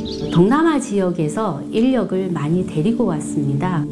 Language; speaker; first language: Korean; native; Korean